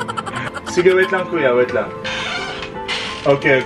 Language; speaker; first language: Filipino; non-native, learner; Arabic